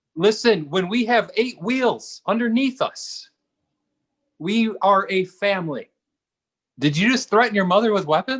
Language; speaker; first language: English; native; English